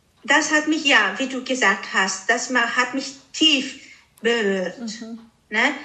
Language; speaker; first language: German; early bilingual, other home language; Greek